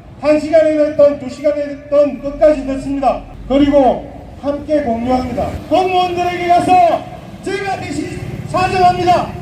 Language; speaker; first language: Korean; native; Korean